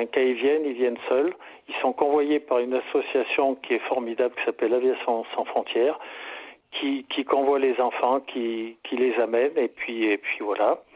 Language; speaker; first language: French; native; French